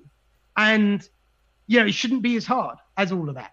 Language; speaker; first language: English; native; English